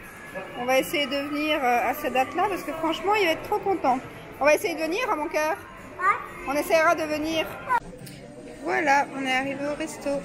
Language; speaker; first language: French; native; French